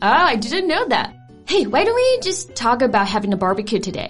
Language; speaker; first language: English; non-native, fluent; Chinese